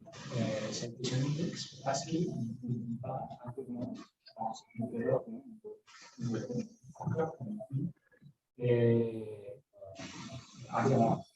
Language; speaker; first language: French; non-native, fluent; Spanish